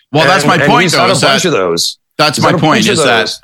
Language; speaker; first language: English; native; English